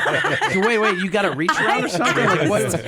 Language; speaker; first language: English; native; English